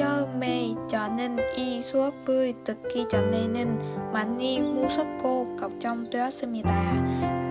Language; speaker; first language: Korean; non-native, fluent; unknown